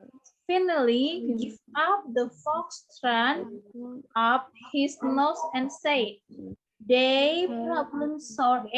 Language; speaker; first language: English; non-native, learner; Indonesian